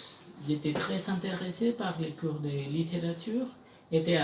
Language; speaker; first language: French; non-native, fluent; Spanish